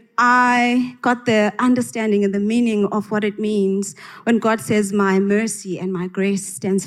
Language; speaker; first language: English; non-native, local second language; Xhosa